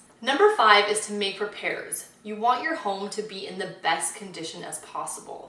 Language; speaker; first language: English; native; English